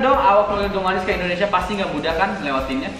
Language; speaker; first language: Indonesian; native; Indonesian